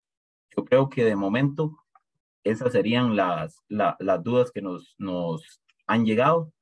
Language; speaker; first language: Spanish; native; Spanish